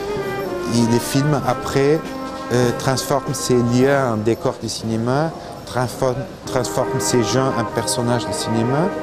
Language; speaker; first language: French; non-native, fluent; Portuguese